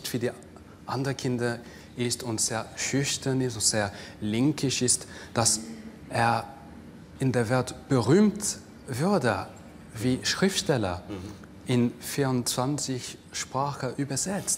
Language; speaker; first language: German; non-native, fluent; English